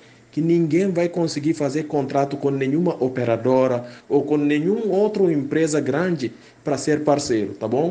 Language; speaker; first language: Portuguese; non-native, fluent; Haitian Creole